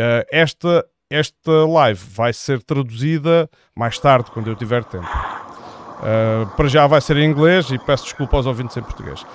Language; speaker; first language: Portuguese; native; Portuguese